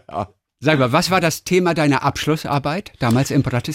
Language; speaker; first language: German; native; German